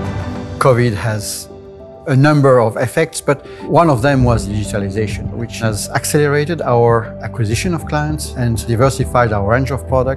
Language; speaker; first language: English; non-native, fluent; French